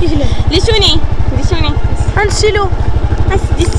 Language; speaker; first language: French; non-native, learner; Arabic